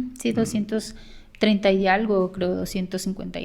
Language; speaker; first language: Spanish; native; Spanish